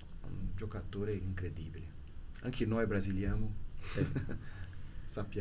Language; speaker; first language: Italian; non-native, learner; Portuguese